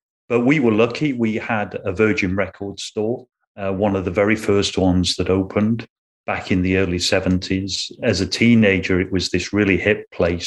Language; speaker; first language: English; native; English